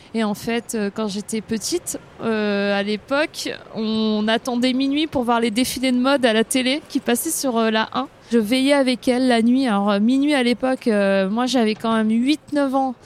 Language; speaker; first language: French; native; French